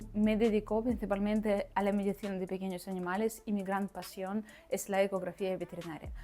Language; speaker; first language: Spanish; non-native, fluent; Russian